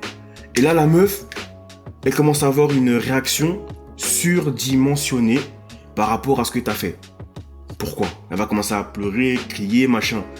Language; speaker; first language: French; native; French